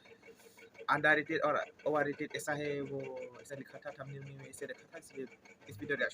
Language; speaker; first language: Hindi; non-native, local second language; Khasi